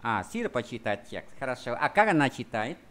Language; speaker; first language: Russian; non-native, fluent; Vietnamese